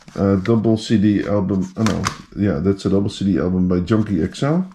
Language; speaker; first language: English; non-native, fluent; Dutch